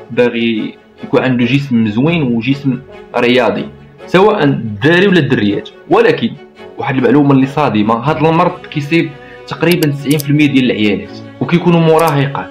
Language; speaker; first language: Arabic; native; Arabic